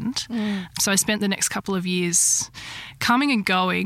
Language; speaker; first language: English; native; English